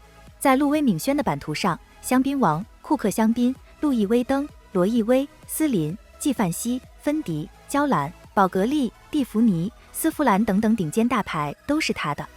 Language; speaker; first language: Chinese; native; Chinese